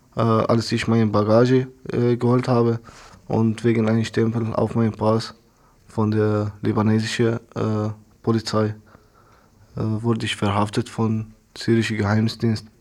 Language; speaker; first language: German; non-native, learner; Arabic